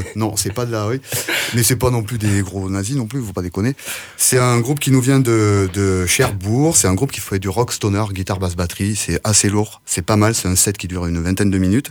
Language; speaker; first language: French; native; French